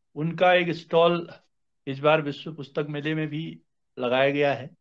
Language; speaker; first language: Hindi; native; Hindi